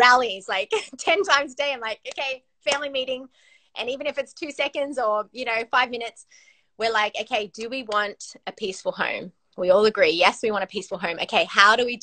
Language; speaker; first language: English; native; English